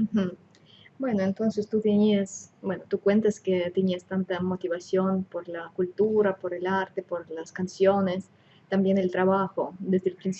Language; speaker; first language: Spanish; non-native, fluent; Russian